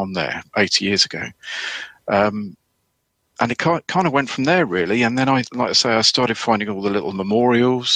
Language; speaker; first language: English; native; English